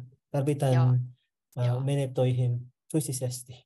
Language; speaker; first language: Finnish; non-native, learner; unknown